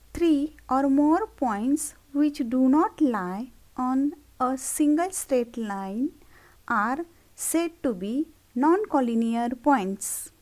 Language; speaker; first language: English; non-native, local second language; Marathi